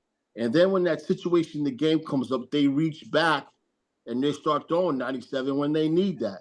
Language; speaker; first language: English; native; English